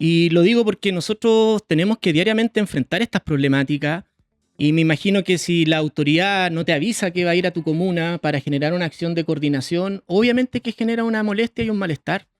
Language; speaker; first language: Spanish; native; Spanish